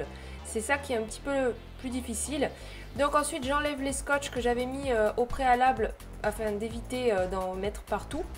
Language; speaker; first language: French; native; French